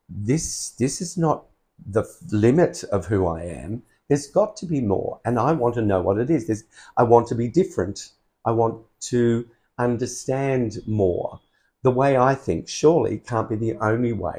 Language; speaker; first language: English; native; English